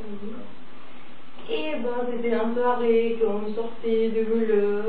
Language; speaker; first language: French; non-native, fluent; Spanish